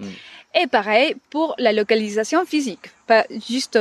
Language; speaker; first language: French; non-native, fluent; Spanish